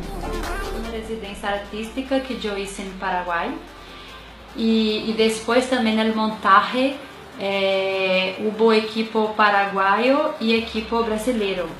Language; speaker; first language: Portuguese; non-native, fluent; Spanish